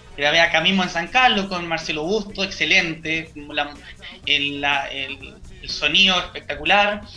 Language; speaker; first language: Spanish; native; Spanish